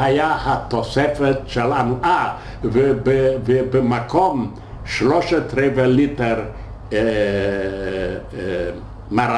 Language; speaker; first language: Hebrew; non-native, fluent; Yiddish